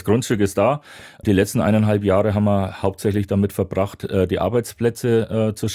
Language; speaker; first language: German; native; German